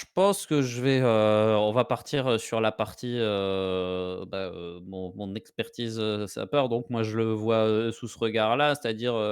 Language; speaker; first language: French; native; French